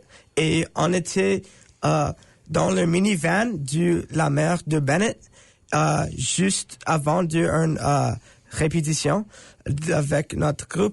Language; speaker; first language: French; non-native, learner; English